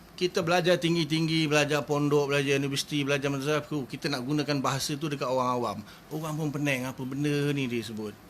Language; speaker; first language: Malay; native; Malay